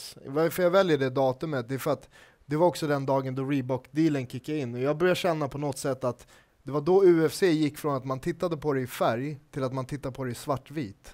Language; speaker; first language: Swedish; native; Swedish